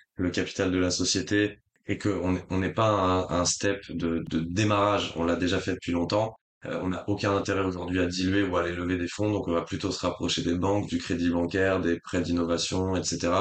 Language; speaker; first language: French; native; French